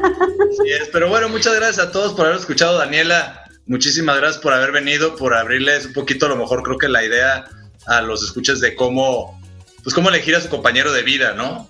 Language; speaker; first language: Spanish; native; Spanish